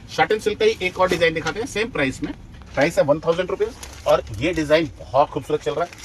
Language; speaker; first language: Hindi; non-native, local second language; Bangla